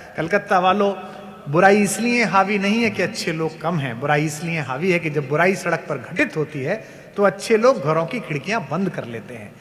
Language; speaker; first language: Hindi; native; Hindi